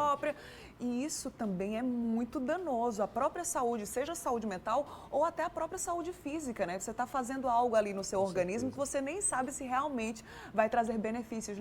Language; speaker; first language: Portuguese; native; Portuguese